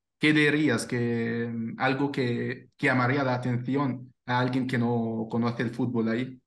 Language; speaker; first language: Spanish; non-native, fluent; Arabic